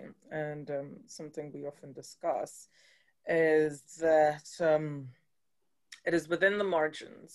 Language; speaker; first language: English; non-native, local second language; Yoruba